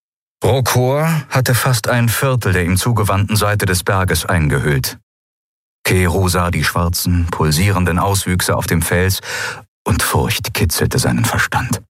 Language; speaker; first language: German; native; German